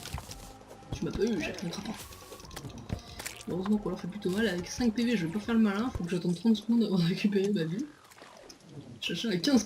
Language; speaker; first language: French; native; French